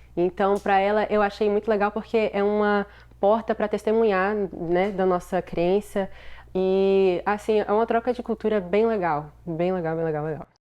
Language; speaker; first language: Portuguese; native; Portuguese